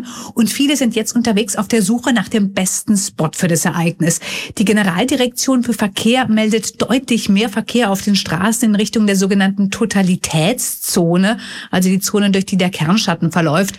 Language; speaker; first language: German; native; German